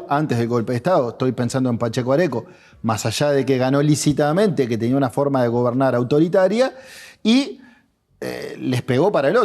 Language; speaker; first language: Spanish; native; Spanish